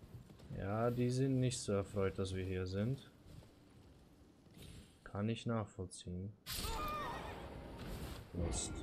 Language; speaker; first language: German; native; German